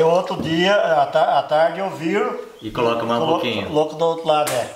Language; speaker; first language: Portuguese; native; Portuguese